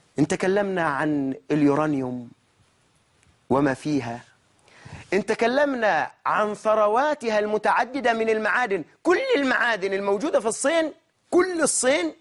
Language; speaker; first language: Arabic; native; Arabic